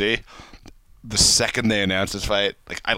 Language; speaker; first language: English; native; English